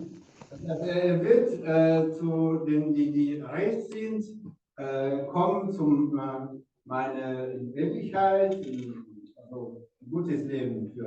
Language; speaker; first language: German; non-native, fluent; Rundi